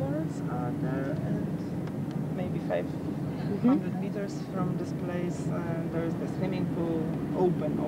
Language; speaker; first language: English; non-native, learner; Polish